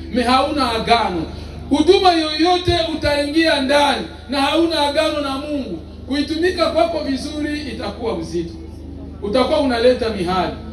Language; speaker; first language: Swahili; native; Swahili